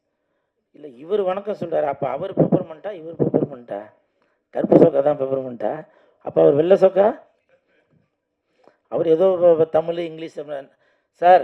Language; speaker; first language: Tamil; native; Tamil